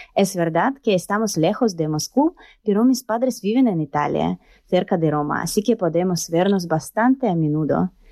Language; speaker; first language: Spanish; non-native, learner; Russian